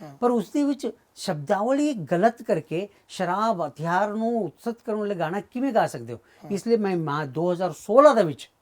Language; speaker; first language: Punjabi; non-native, fluent; Marathi